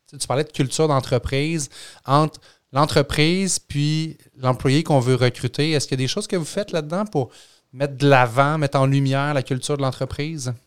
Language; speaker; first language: French; native; French